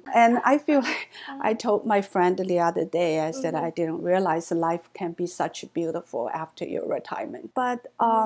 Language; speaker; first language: English; non-native, fluent; Chinese